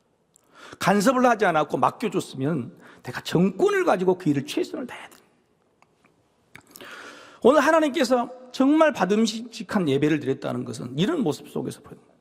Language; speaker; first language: Korean; native; Korean